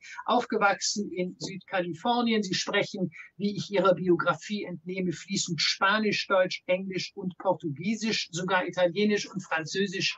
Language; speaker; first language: German; native; German